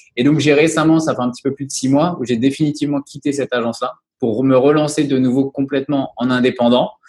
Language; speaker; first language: French; native; French